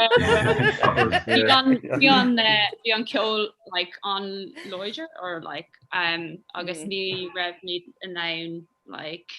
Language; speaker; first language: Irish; non-native, local second language; English